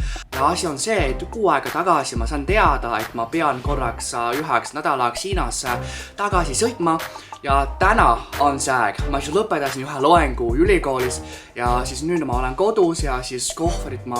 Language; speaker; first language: Estonian; non-native, fluent; Chinese